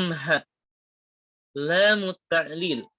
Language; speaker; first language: Arabic; non-native, fluent; Indonesian